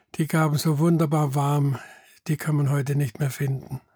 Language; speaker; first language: German; native; German